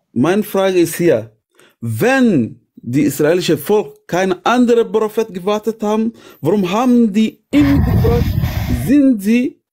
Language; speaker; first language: German; non-native, fluent; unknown